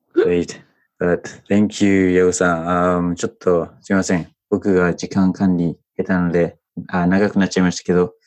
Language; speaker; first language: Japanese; non-native, fluent; English